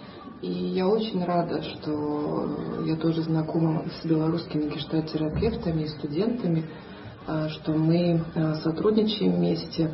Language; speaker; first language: Russian; non-native, fluent; Lithuanian